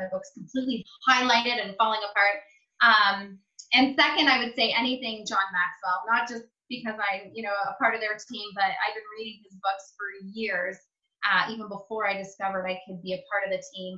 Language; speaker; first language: English; native; English